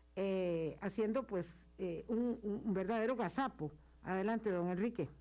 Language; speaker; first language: Spanish; native; Spanish